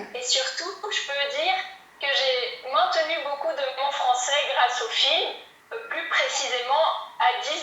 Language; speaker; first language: French; early bilingual, heritage; Portuguese